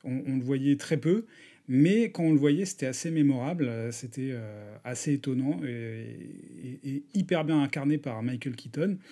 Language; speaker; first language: French; native; French